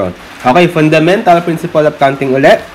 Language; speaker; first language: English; non-native, local second language; Filipino